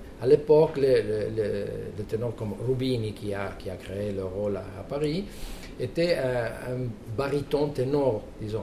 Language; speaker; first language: French; non-native, fluent; Italian